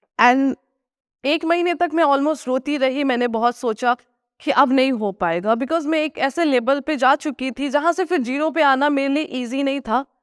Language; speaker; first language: Hindi; non-native, local second language; Nepali